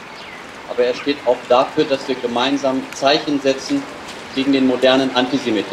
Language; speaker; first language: German; native; German